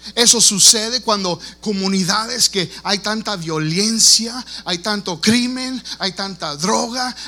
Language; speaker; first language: Spanish; early bilingual, heritage; Spanish